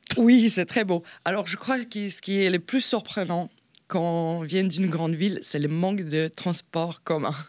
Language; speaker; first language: French; non-native, fluent; Polish